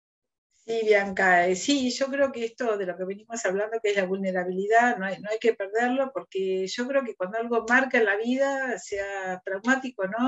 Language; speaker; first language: Spanish; native; Spanish